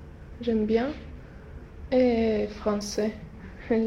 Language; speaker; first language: French; non-native, learner; Swedish